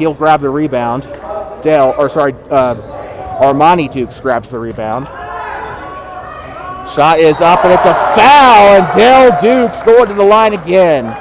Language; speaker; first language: English; native; English